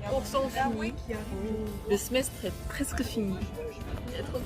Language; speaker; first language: French; non-native, fluent; Korean